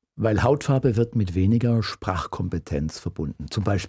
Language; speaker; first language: German; native; German